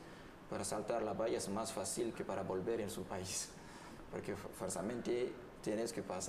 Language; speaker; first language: Spanish; non-native, learner; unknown